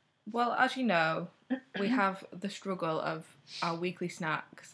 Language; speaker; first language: English; native; English